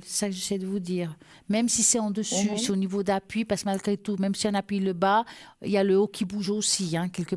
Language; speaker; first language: French; native; French